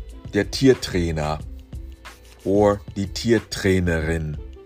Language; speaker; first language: German; non-native, fluent; English